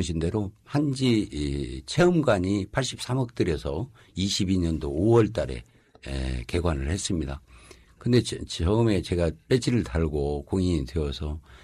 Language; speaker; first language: Korean; native; Korean